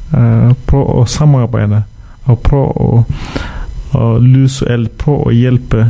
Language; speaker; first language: Danish; non-native, fluent; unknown